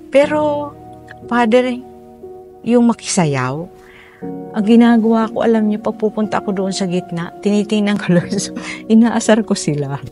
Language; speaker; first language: Filipino; non-native, local second language; Bikol